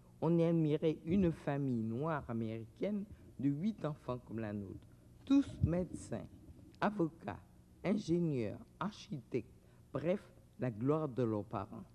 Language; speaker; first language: French; native; French